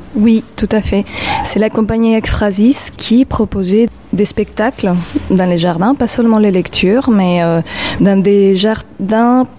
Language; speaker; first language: French; non-native, fluent; Spanish